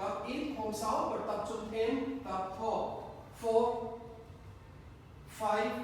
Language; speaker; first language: Vietnamese; non-native, learner; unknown